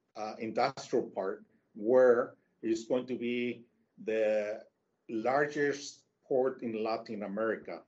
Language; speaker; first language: English; non-native, fluent; Spanish